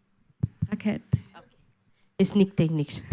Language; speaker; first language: German; non-native, learner; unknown